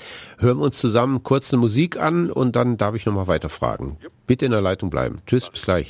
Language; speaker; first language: German; native; German